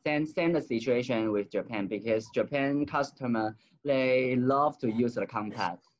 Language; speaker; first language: English; non-native, learner; Chinese